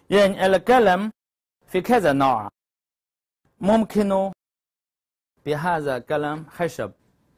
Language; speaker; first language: Arabic; non-native, learner; Chinese